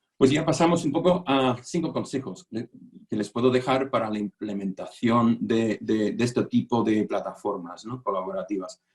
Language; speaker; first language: Spanish; non-native, fluent; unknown